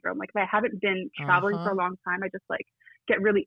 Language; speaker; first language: English; native; English